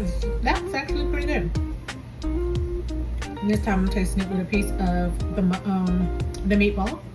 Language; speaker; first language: English; native; English